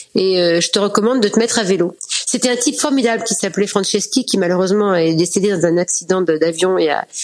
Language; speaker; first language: French; native; French